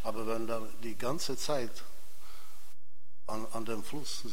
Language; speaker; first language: German; non-native, fluent; Czech